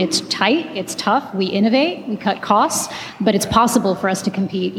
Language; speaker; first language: English; non-native, local second language; Hindi